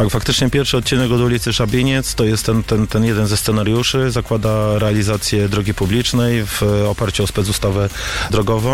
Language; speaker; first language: Polish; native; Polish